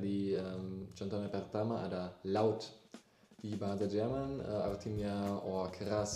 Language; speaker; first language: Indonesian; non-native, learner; German